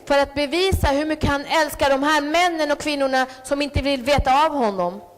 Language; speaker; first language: Swedish; early bilingual, other home language; Spanish